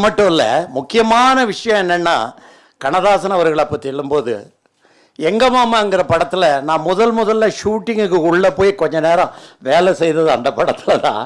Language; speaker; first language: Tamil; native; Tamil